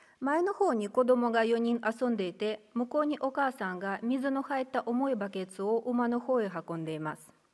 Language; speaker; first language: Japanese; non-native, fluent; Russian